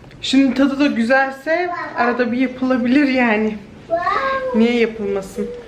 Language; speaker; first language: Turkish; early bilingual, heritage; Turkish